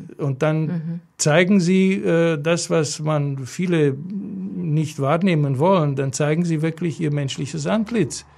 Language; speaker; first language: German; non-native, fluent; Romanian